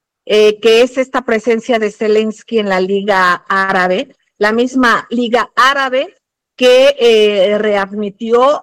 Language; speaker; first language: Spanish; native; Spanish